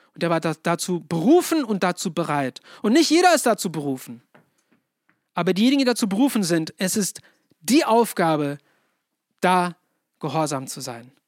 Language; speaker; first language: German; non-native, fluent; English